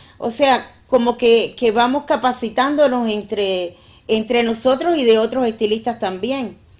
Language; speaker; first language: Spanish; native; Spanish